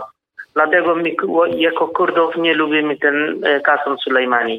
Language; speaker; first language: Polish; non-native, learner; Kurdish